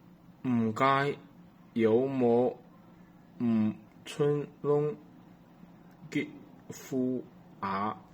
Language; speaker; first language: Cantonese; non-native, learner; Chinese